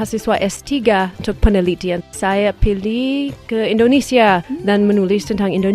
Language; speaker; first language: Indonesian; non-native, fluent; English